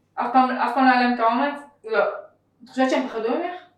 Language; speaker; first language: Hebrew; native; Hebrew